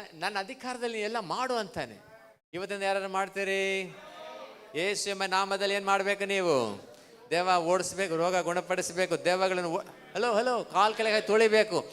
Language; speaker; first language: Kannada; non-native, local second language; Tamil